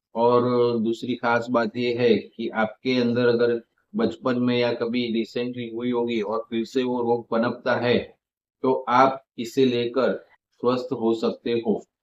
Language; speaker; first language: Hindi; non-native, local second language; Gujarati